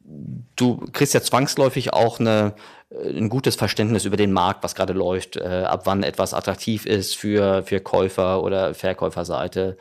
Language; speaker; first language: German; native; German